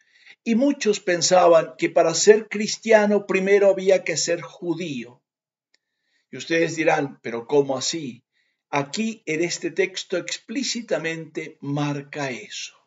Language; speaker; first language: Spanish; native; Spanish